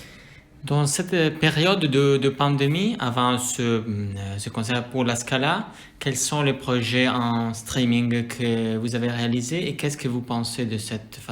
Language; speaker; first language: French; non-native, fluent; Italian